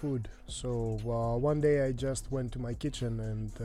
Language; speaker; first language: English; non-native, fluent; Greek